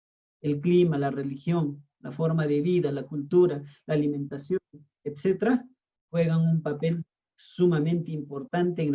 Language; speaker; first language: Spanish; native; Spanish